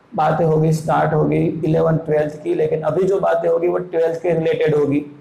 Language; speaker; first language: Hindi; non-native, local second language; Gujarati